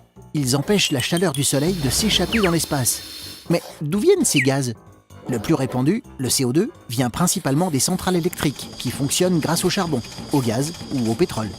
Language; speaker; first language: French; native; French